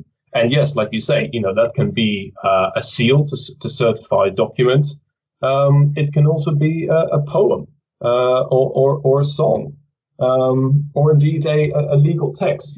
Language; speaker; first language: English; early bilingual, other home language; Dutch